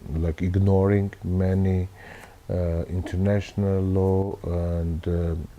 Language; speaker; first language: English; non-native, learner; Armenian